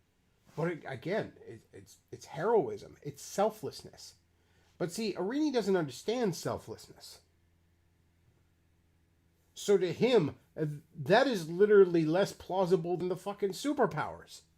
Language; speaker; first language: English; native; English